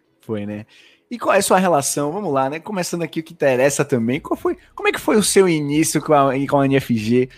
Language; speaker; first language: Portuguese; native; Portuguese